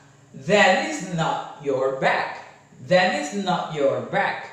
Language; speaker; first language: English; non-native, fluent; Indonesian